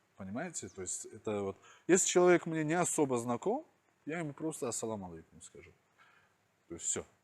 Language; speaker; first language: Russian; native; Russian